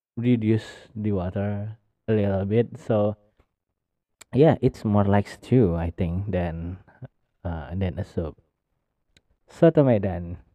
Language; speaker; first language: English; non-native, learner; Indonesian